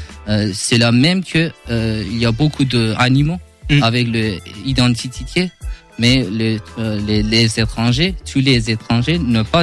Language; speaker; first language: French; non-native, learner; Kurdish